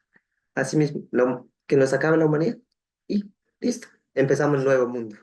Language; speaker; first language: Spanish; non-native, local second language; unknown